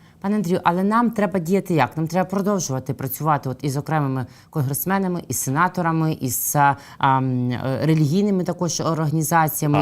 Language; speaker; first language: Ukrainian; native; Ukrainian